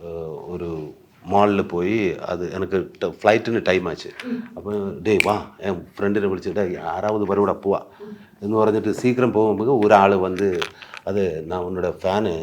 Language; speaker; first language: Tamil; non-native, learner; Malayalam